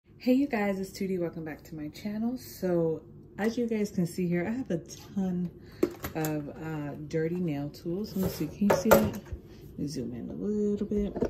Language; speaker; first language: English; native; English